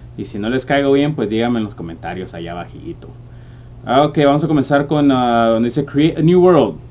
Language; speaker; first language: Spanish; early bilingual, heritage; English